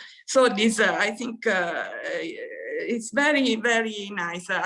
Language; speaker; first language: English; non-native, fluent; Italian